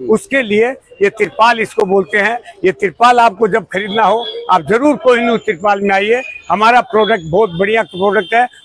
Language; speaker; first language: Hindi; non-native, local second language; Bangla